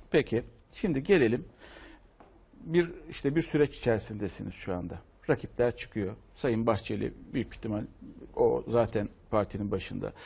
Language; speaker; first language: Turkish; native; Turkish